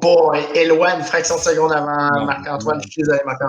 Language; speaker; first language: French; native; French